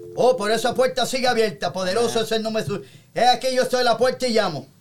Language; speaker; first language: Spanish; native; Spanish